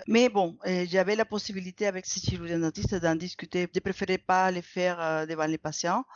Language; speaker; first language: French; non-native, fluent; Spanish